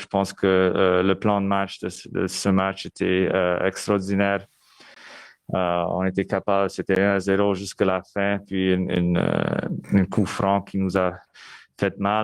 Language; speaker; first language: French; non-native, local second language; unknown